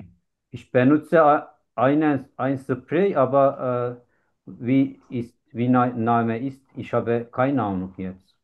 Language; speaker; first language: German; non-native, learner; Turkish